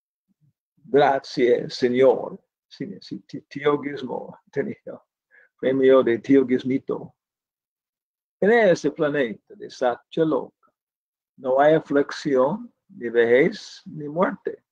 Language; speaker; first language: Spanish; non-native, fluent; English